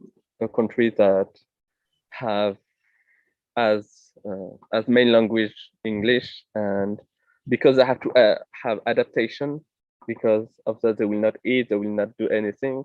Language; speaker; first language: English; non-native, fluent; French